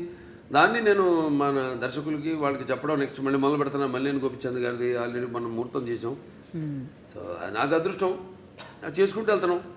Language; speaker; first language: Telugu; native; Telugu